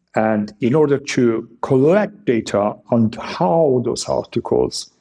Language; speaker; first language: English; non-native, fluent; Italian